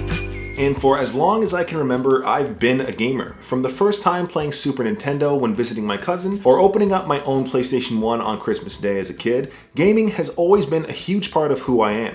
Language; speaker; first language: English; native; English